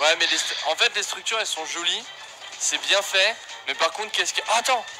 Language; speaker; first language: French; native; French